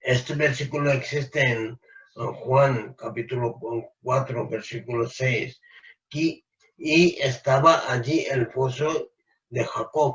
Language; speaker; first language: Spanish; non-native, fluent; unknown